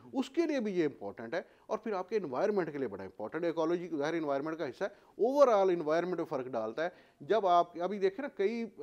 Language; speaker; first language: Urdu; non-native, local second language; Punjabi